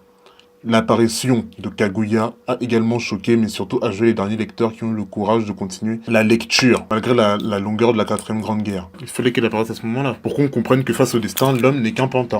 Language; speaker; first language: French; native; French